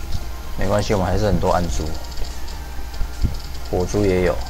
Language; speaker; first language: Chinese; native; Chinese